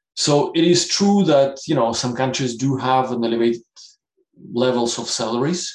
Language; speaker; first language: English; non-native, fluent; Russian